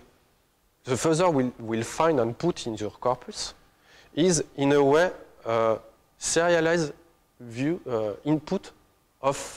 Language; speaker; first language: English; non-native, fluent; French